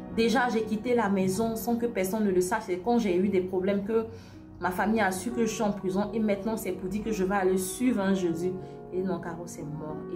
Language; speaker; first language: French; native; French